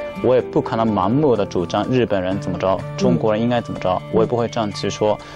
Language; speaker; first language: Chinese; non-native, fluent; Japanese